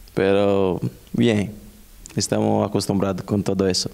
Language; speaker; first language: Spanish; non-native, fluent; Portuguese